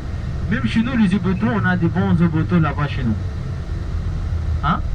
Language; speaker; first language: French; non-native, learner; Arabic